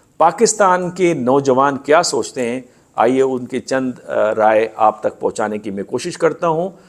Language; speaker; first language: Urdu; non-native, local second language; Sindhi